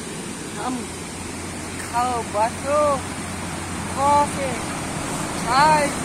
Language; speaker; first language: Russian; non-native, local second language; Kyrgyz